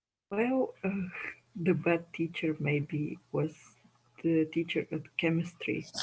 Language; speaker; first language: English; non-native, learner; Bulgarian